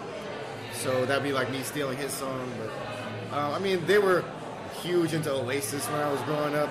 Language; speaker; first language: English; native; English